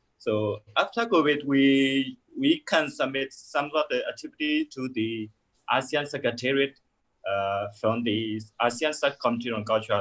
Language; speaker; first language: English; non-native, learner; Burmese